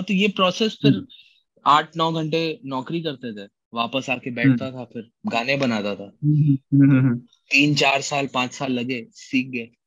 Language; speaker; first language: Hindi; native; Hindi